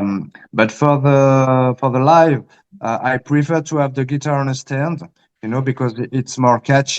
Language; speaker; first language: English; early bilingual, heritage; Spanish